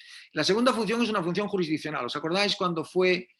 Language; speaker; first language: Spanish; native; Spanish